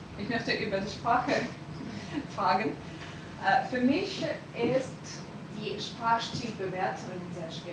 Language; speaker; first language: German; non-native, learner; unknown